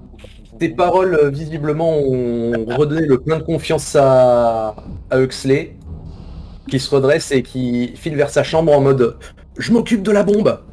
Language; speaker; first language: French; native; French